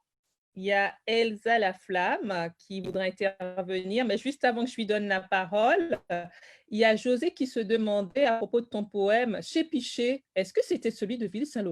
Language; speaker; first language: French; native; French